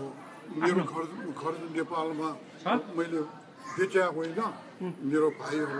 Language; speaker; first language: Nepali; non-native, local second language; Newari